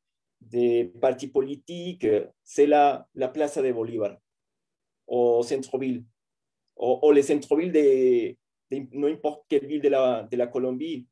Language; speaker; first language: French; non-native, fluent; Spanish